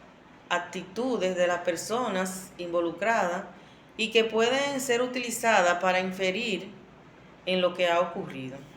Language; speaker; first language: Spanish; native; Spanish